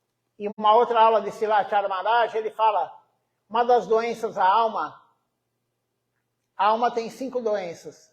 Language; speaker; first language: Portuguese; native; Portuguese